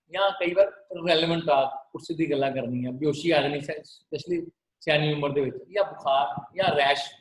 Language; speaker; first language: Hindi; non-native, local second language; Punjabi